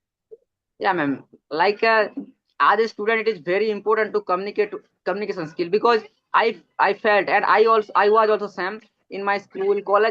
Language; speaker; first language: English; non-native, learner; Odia